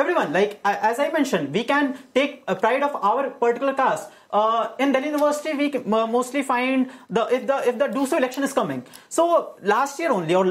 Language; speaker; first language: English; non-native, local second language; Hindi